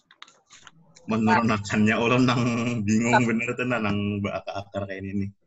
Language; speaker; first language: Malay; non-native, local second language; Banjar